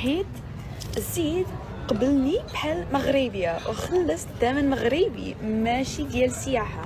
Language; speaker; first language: Arabic; non-native, fluent; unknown